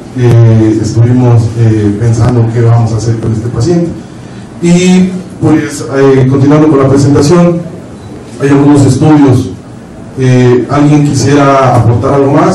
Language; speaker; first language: Spanish; native; Spanish